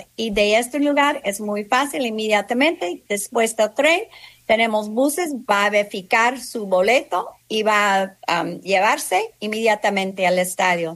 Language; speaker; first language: Spanish; non-native, fluent; English